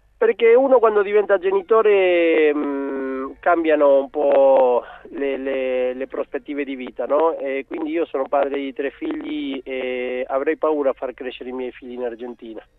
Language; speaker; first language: Italian; non-native, fluent; Spanish